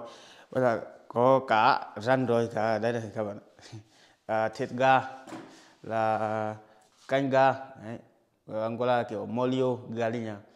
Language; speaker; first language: Vietnamese; non-native, learner; Portuguese